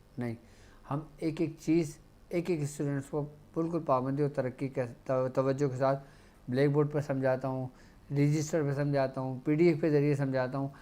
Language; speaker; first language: Urdu; native; Urdu